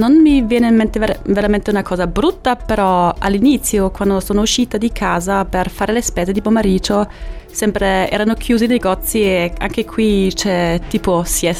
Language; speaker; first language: Italian; non-native, fluent; German